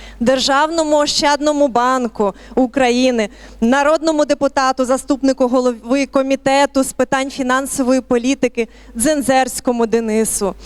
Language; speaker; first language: Ukrainian; native; Ukrainian